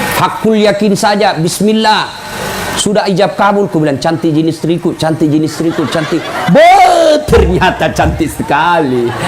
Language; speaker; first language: Indonesian; non-native, local second language; Buginese